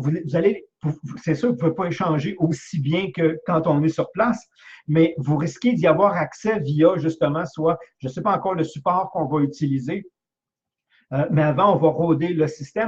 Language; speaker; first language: French; native; French